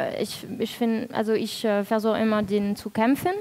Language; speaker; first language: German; non-native, fluent; French